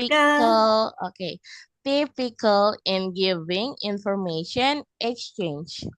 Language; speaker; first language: English; non-native, learner; Indonesian